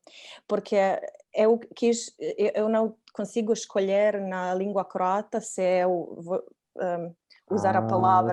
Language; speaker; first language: Portuguese; non-native, fluent; Croatian